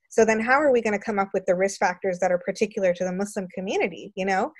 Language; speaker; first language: English; native; English